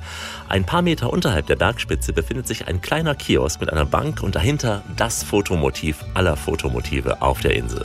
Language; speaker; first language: German; native; German